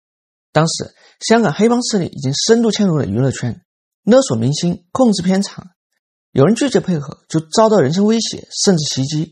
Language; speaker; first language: Chinese; native; Chinese